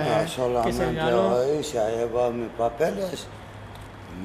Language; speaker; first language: Spanish; non-native, learner; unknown